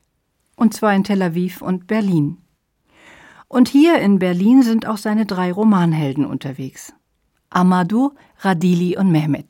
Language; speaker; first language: German; native; German